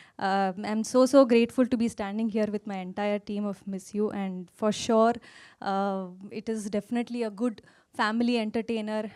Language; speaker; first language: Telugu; non-native, local second language; Kannada